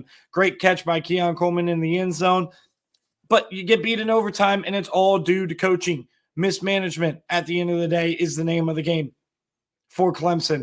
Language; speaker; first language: English; native; English